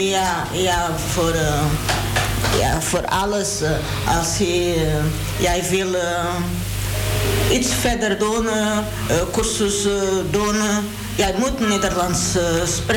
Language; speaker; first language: Dutch; non-native, learner; Portuguese